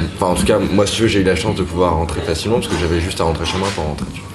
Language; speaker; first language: French; native; French